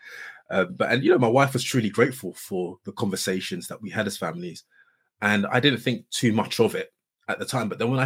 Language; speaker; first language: English; native; English